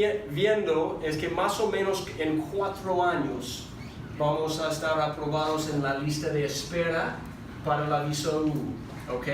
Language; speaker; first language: Spanish; non-native, fluent; English